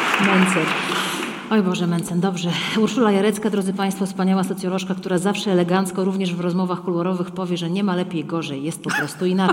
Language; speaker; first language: Polish; native; Polish